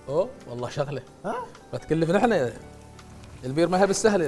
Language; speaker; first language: Arabic; native; Arabic